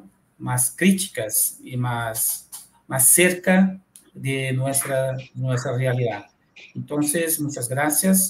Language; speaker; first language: Spanish; non-native, fluent; Portuguese